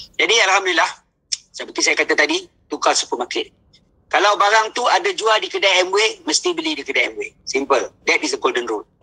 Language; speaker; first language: Malay; native; Malay